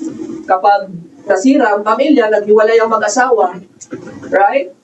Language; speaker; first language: Filipino; native; Filipino